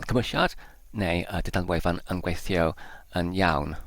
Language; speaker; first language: Welsh; non-native, learner; Polish